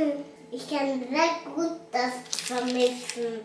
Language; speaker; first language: German; early bilingual, other home language; Russian